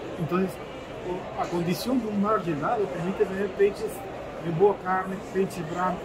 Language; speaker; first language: Portuguese; non-native, fluent; Spanish